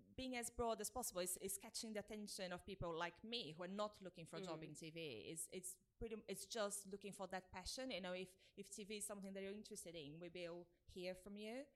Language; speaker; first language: English; non-native, fluent; Portuguese